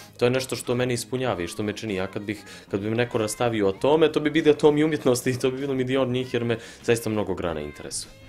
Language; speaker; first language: Serbian; native; Serbian